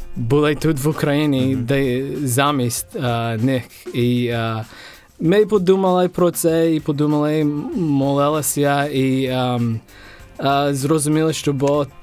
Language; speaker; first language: Ukrainian; non-native, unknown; English